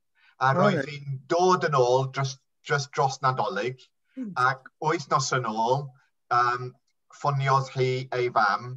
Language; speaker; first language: Welsh; non-native, fluent; English